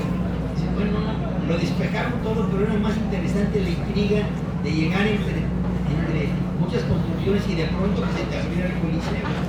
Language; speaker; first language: Spanish; native; Spanish